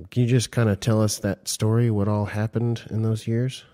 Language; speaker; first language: English; native; English